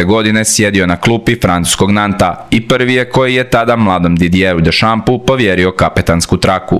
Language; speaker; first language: Croatian; native; Croatian